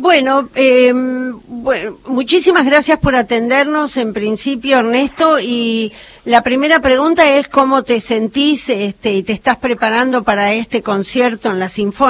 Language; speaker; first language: Spanish; native; Spanish